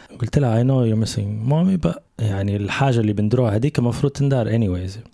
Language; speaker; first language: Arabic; native; Arabic